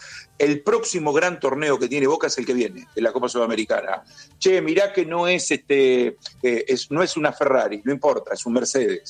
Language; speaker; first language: Spanish; native; Spanish